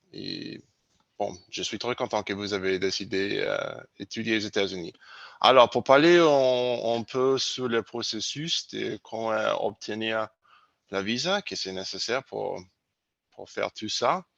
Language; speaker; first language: French; non-native, learner; English